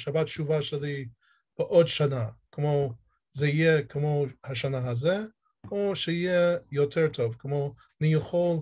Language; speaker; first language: Hebrew; non-native, learner; English